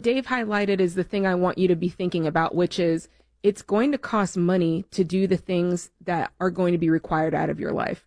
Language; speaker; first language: English; native; English